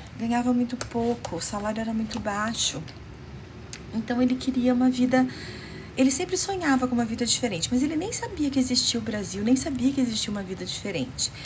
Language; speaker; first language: Portuguese; early bilingual, other home language; Romanian